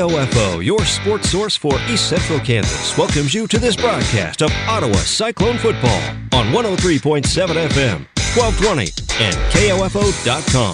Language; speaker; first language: English; native; English